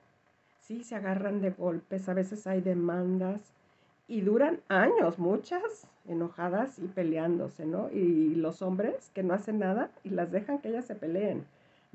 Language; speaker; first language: Spanish; native; Spanish